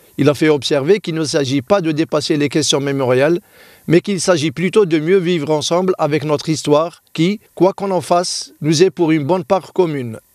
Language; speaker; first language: French; non-native, local second language; Arabic